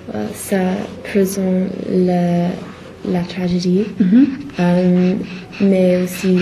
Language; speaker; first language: French; non-native, learner; English